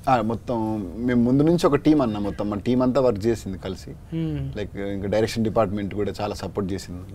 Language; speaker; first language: Telugu; native; Telugu